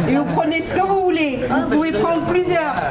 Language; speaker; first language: French; non-native, fluent; Lao